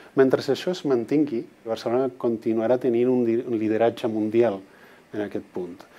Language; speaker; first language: Catalan; non-native, local second language; Spanish